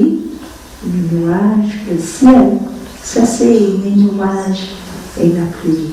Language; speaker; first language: French; non-native, fluent; Vietnamese